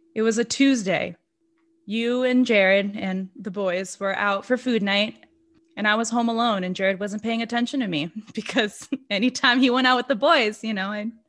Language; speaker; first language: English; non-native, fluent; Portuguese